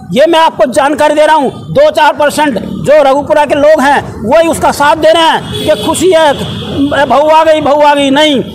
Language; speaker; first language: Hindi; native; Hindi